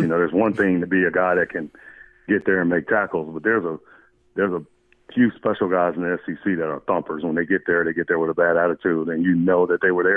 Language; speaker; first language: English; native; English